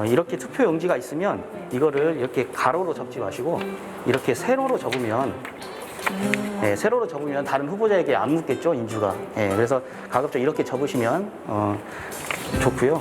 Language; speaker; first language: Korean; native; Korean